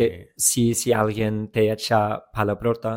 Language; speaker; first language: Spanish; non-native, fluent; English